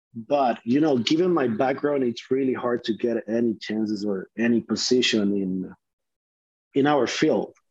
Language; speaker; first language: English; non-native, fluent; Spanish